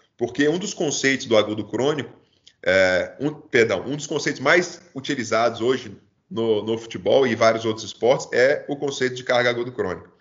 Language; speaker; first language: Portuguese; native; Portuguese